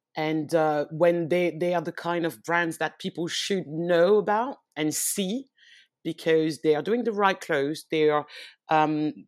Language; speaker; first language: English; early bilingual, heritage; French